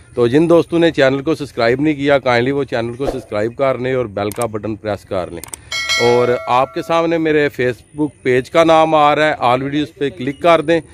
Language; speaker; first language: Urdu; non-native, local second language; Punjabi